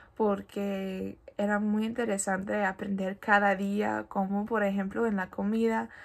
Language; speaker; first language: Spanish; non-native, fluent; English